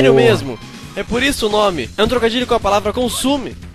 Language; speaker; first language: Portuguese; native; Portuguese